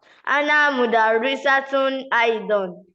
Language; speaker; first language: Arabic; non-native, learner; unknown